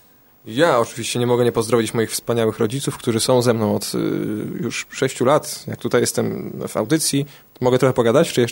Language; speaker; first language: Polish; native; Polish